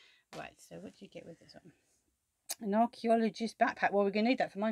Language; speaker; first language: English; native; English